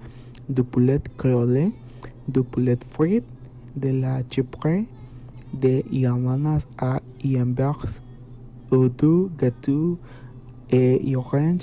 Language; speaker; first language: French; non-native, learner; Spanish